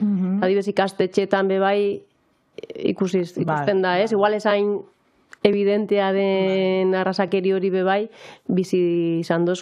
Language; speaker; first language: Basque; native; Basque